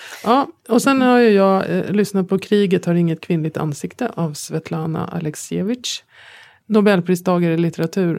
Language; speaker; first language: Swedish; native; Swedish